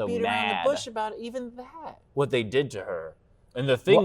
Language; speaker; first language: English; native; English